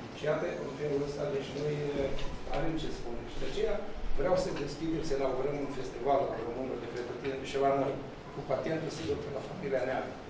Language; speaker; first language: Romanian; native; Romanian